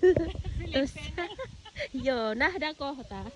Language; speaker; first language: Finnish; non-native, learner; Cebuano